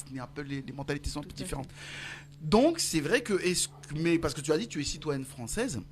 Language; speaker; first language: French; early bilingual, other home language; Lingala